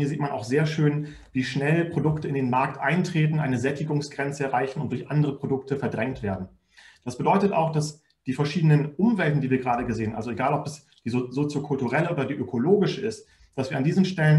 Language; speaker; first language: German; native; German